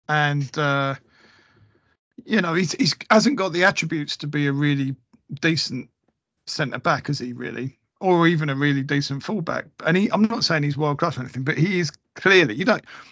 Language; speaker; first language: English; native; English